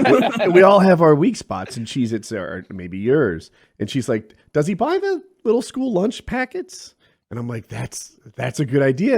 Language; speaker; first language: English; native; English